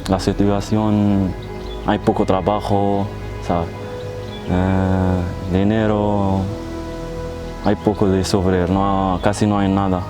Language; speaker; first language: Spanish; non-native, learner; Arabic